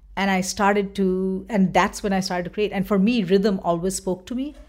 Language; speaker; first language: English; non-native, local second language; Bangla